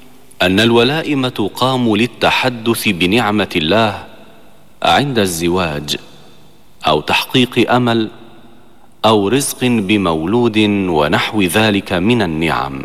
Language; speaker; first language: Arabic; native; Arabic